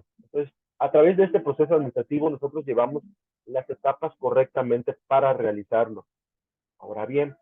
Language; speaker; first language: Spanish; native; Spanish